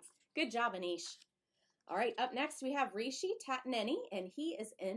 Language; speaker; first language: English; native; English